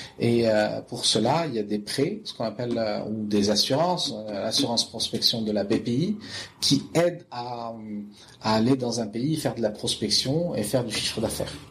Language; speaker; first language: French; non-native, local second language; Arabic